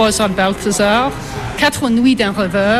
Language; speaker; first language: French; non-native, fluent; English